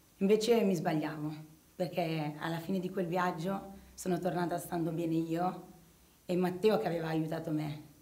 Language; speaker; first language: Italian; early bilingual, other home language; Arabic